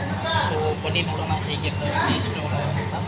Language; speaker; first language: Kannada; early bilingual, heritage; Kannada